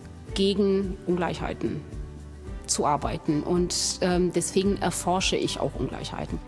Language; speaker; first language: German; non-native, fluent; Romanian